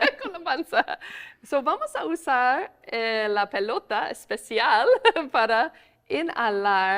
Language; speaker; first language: Spanish; non-native, fluent; English